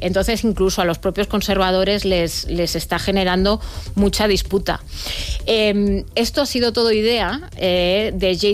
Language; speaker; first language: Spanish; native; Spanish